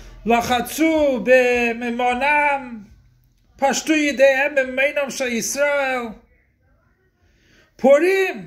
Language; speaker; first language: Hebrew; non-native, fluent; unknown